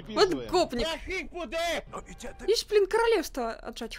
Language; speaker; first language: Russian; native; Russian